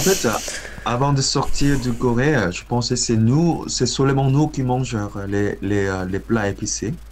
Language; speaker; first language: French; non-native, learner; Korean